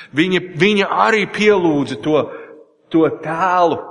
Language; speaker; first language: Latvian; non-native, learner; English